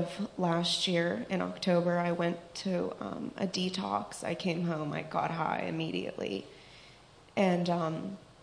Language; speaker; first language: English; native; English